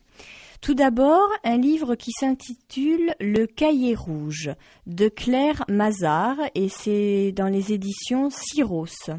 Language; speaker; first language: French; native; French